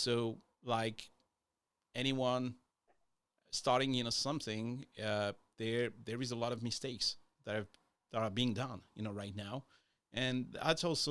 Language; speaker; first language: English; non-native, fluent; French